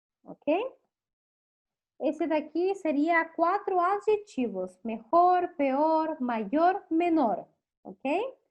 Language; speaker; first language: Portuguese; non-native, fluent; Spanish